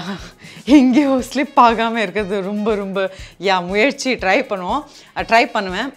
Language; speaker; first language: Tamil; non-native, local second language; Assamese